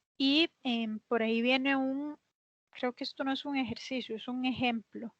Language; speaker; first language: Spanish; native; Spanish